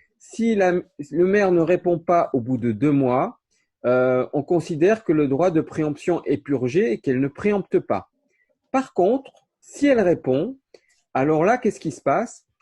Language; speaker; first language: French; native; French